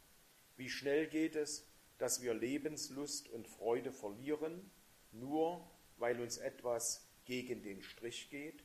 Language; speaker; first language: German; native; German